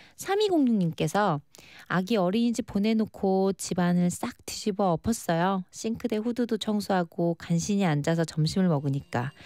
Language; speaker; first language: Korean; native; Korean